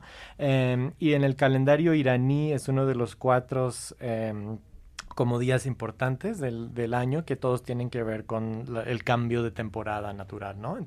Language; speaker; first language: Spanish; non-native, fluent; English